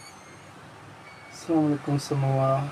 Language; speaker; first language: Indonesian; non-native, learner; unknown